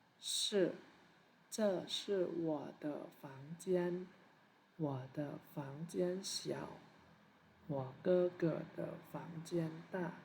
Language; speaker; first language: Chinese; non-native, fluent; Thai